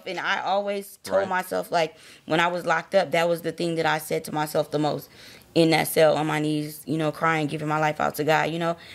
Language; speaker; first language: English; native; English